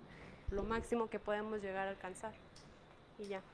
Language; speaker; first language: Spanish; native; Spanish